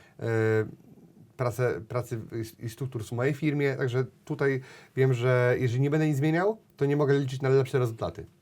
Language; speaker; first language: Polish; native; Polish